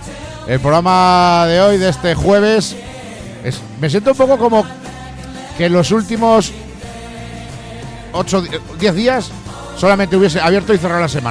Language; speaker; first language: Spanish; native; Spanish